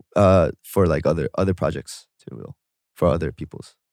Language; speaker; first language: English; native; English